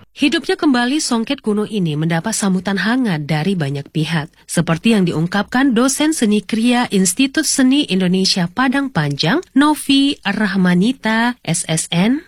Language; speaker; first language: Indonesian; native; Indonesian